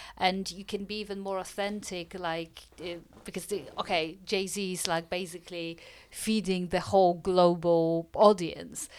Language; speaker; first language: English; non-native, fluent; Polish